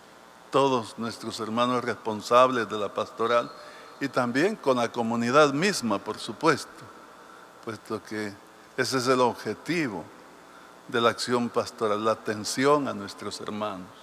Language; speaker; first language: Spanish; native; Spanish